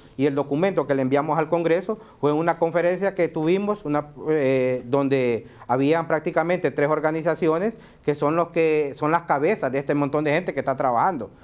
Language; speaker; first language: Spanish; native; Spanish